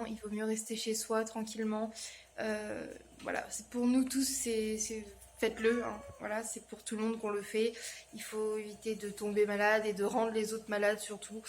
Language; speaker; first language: French; native; French